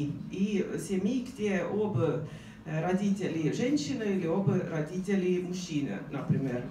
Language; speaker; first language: Russian; non-native, fluent; Estonian